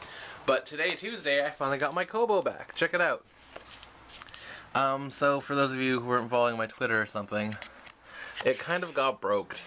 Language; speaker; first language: English; native; English